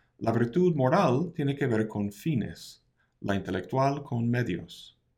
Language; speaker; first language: Spanish; non-native, fluent; English